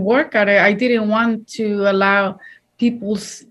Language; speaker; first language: English; early bilingual, other home language; Spanish